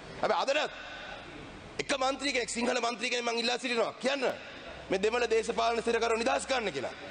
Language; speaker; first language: Sinhala; non-native, local second language; Tamil